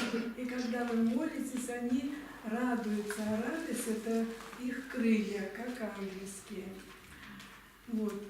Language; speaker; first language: Russian; native; Russian